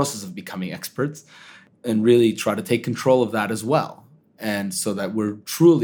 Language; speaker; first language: English; early bilingual, other home language; Spanish